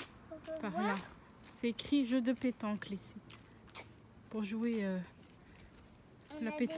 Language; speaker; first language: French; native; French